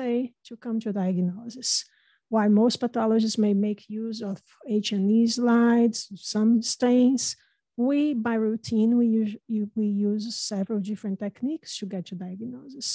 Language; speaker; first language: English; non-native, fluent; Portuguese